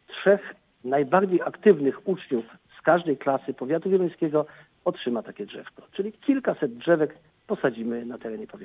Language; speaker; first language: Polish; native; Polish